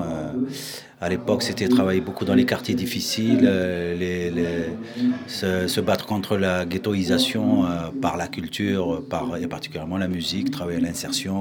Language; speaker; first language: French; non-native, local second language; Arabic